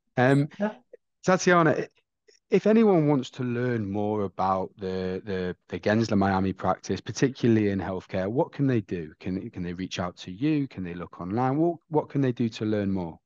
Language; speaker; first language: English; native; English